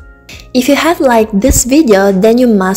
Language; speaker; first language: English; non-native, fluent; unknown